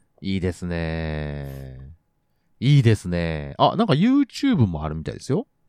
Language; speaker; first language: Japanese; native; Japanese